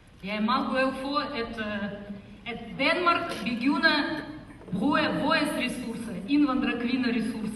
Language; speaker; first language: Danish; non-native, fluent; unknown